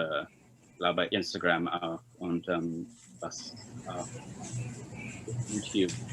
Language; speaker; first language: German; non-native, fluent; Chinese